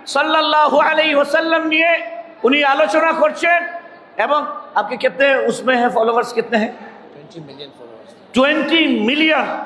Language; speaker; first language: Urdu; non-native, fluent; Bangla